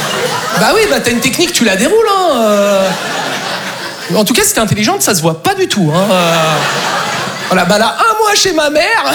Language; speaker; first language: French; native; French